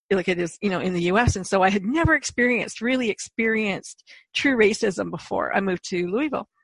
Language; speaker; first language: English; native; English